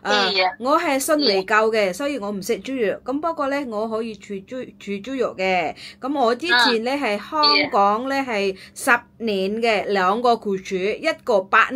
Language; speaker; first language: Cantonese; non-native, fluent; Javanese